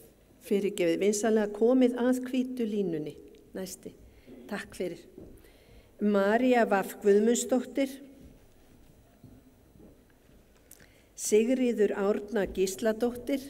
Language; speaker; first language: Icelandic; native; Icelandic